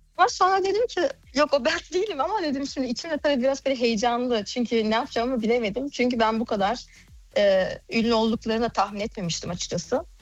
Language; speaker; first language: Turkish; early bilingual, heritage; Turkish